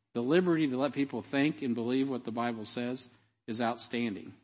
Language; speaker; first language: English; native; English